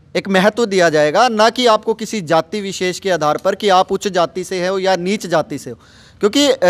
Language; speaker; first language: Hindi; native; Hindi